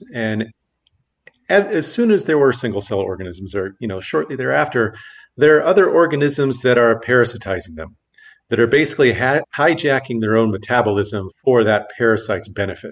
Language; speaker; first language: English; native; English